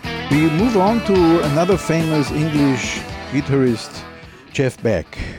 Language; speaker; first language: English; non-native, fluent; German